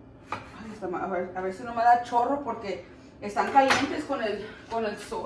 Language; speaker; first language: Spanish; early bilingual, heritage; Spanish